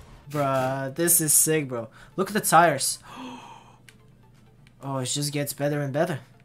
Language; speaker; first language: English; non-native, fluent; Bulgarian